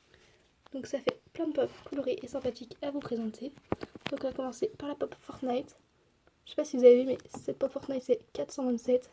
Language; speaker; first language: French; native; French